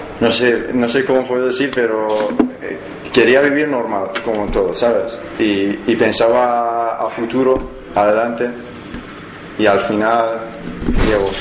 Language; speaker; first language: Spanish; non-native, learner; Persian